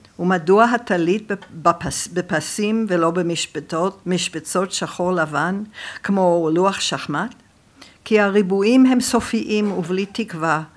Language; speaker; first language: Hebrew; non-native, fluent; English